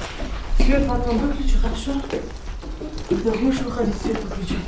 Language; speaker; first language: Russian; non-native, local second language; Uzbek